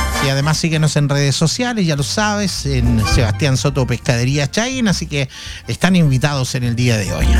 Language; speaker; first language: Spanish; native; Spanish